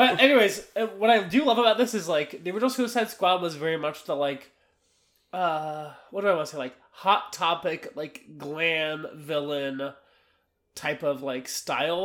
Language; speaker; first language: English; native; English